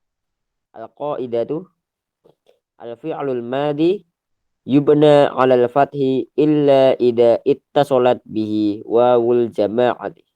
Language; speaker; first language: Arabic; non-native, learner; Indonesian